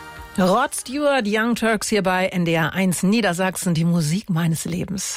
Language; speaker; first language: German; native; German